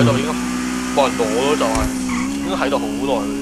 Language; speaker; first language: Chinese; native; Chinese